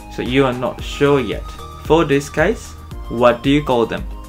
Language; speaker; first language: English; non-native, fluent; Japanese